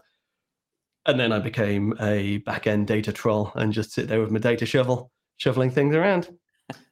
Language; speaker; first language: English; native; English